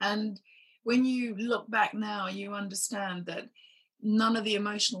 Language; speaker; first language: English; native; English